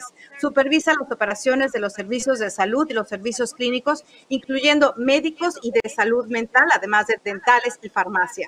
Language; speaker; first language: Spanish; native; Spanish